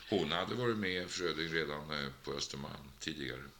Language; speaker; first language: Swedish; native; Swedish